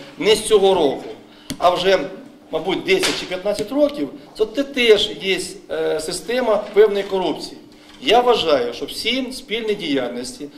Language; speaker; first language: Ukrainian; native; Ukrainian